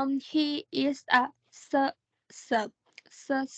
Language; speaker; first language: English; non-native, learner; Thai